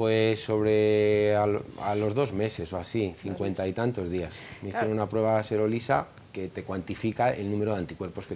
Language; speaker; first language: Spanish; native; Spanish